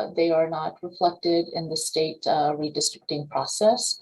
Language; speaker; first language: English; native; English